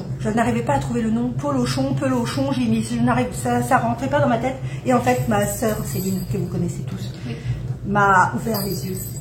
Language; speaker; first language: French; native; French